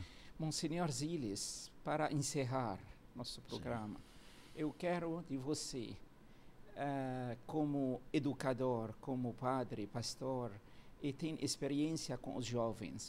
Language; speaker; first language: Portuguese; non-native, fluent; Arabic